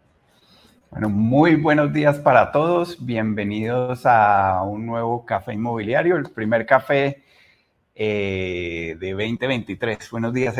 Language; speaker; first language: Spanish; native; Spanish